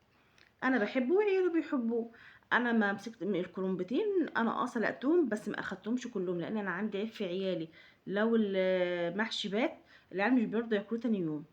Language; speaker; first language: Arabic; native; Arabic